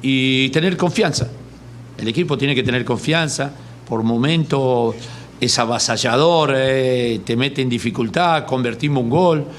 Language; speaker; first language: Spanish; native; Spanish